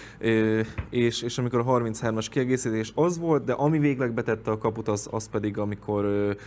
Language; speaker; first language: Hungarian; native; Hungarian